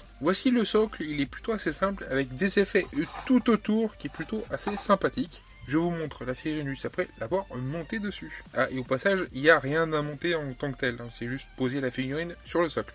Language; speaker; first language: French; native; French